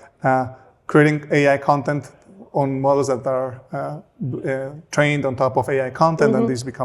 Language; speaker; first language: English; non-native, fluent; Spanish